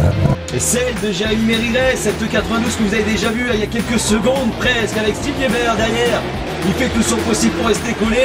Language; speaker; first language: French; native; French